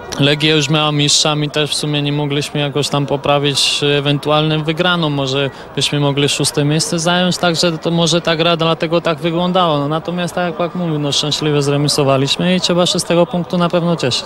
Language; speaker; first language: Polish; non-native, fluent; Georgian